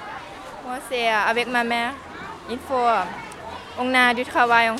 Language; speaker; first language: French; non-native, learner; Lao